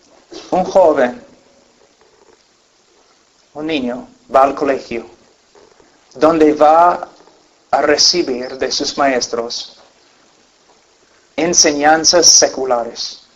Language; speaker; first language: Spanish; non-native, fluent; English